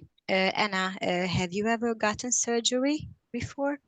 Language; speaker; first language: English; non-native, learner; Hungarian